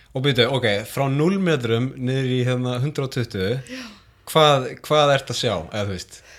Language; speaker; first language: Icelandic; native; Icelandic